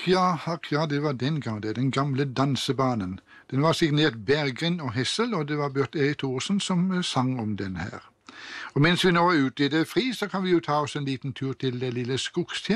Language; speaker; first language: Norwegian; native; Norwegian